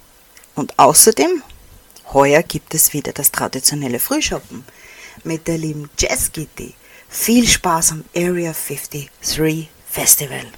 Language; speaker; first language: German; native; German